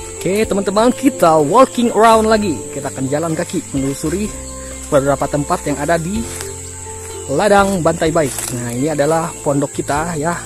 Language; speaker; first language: Indonesian; non-native, local second language; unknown